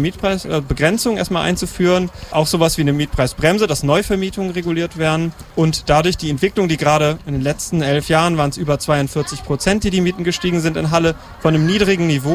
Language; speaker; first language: German; native; German